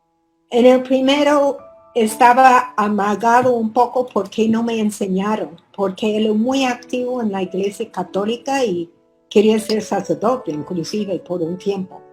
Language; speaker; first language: Spanish; non-native, fluent; English